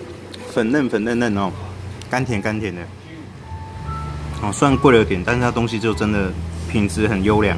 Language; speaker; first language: Chinese; native; Chinese